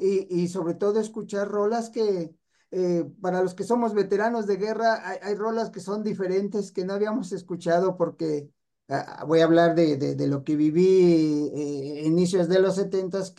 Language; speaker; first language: Spanish; native; Spanish